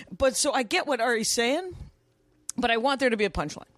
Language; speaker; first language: English; native; English